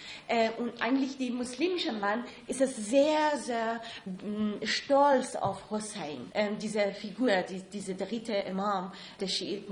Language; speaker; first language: German; non-native, fluent; Persian